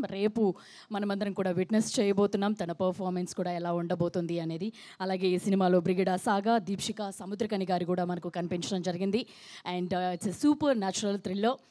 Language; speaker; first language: Telugu; native; Telugu